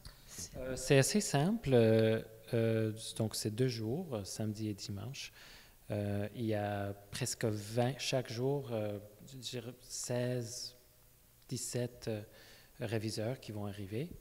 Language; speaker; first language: French; non-native, fluent; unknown